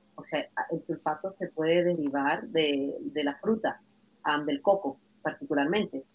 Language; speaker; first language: Spanish; native; Spanish